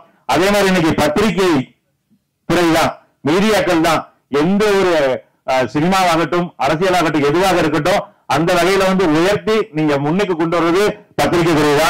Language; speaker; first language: Tamil; native; Tamil